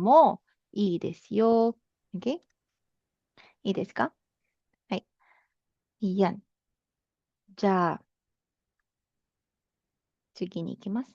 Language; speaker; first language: Japanese; non-native, fluent; Filipino